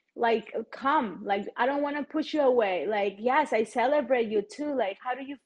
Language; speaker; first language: English; non-native, fluent; Spanish